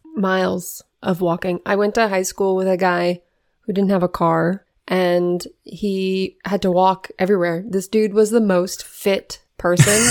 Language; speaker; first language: English; native; English